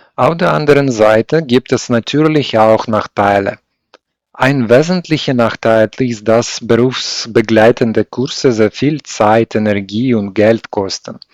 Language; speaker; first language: German; non-native, learner; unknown